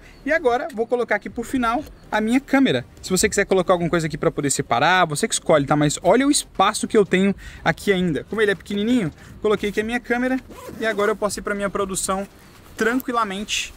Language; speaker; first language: Portuguese; native; Portuguese